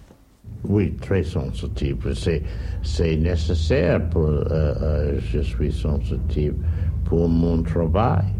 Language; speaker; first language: French; non-native, learner; English